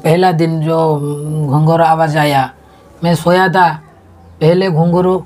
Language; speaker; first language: Hindi; non-native, local second language; Odia